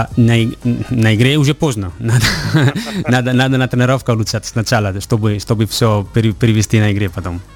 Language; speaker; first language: Russian; non-native, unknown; Italian